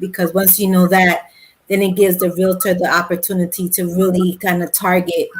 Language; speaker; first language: English; native; English